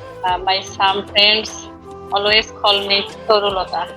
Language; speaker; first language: English; non-native, learner; Bangla